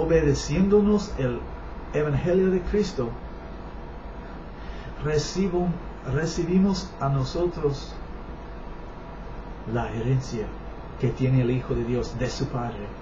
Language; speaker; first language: Spanish; non-native, learner; English